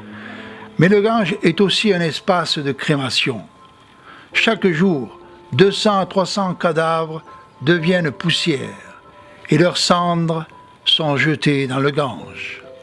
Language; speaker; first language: French; native; French